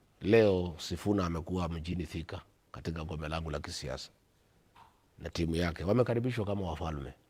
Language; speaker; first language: Swahili; non-native, local second language; Kikuyu